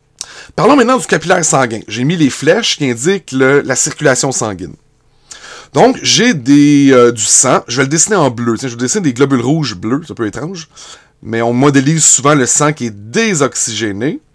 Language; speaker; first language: French; native; French